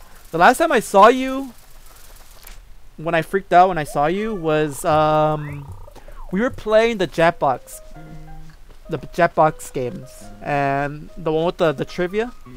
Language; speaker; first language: English; early bilingual, other home language; Spanish